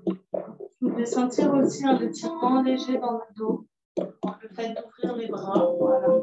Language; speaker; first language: French; native; French